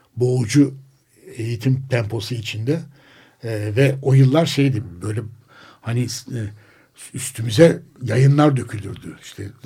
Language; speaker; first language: Turkish; native; Turkish